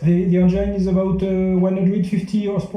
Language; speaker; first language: English; non-native, learner; French